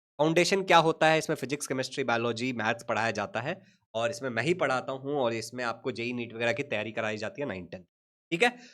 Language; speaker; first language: Hindi; native; Hindi